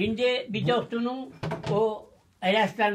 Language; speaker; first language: Turkish; native; Turkish